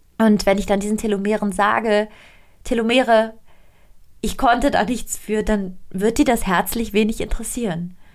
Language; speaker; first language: German; non-native, fluent; Italian